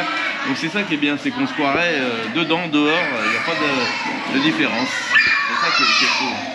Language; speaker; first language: French; native; French